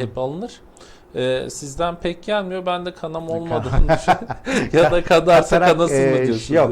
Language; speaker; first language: Turkish; native; Turkish